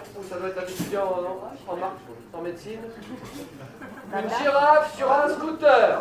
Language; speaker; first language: French; native; French